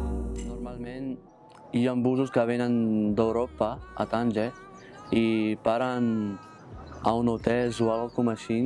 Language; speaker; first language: Catalan; non-native, fluent; Arabic